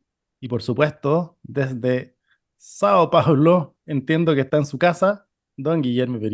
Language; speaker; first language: Spanish; native; Spanish